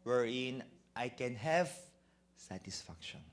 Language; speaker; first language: English; non-native, local second language; Filipino